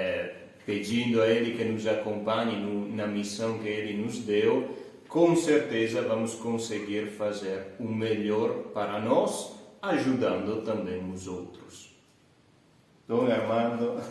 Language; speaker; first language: Portuguese; non-native, fluent; Italian